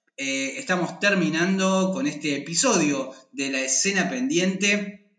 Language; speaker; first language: Spanish; native; Spanish